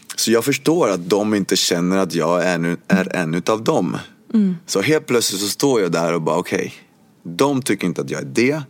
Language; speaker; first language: Swedish; early bilingual, other home language; Spanish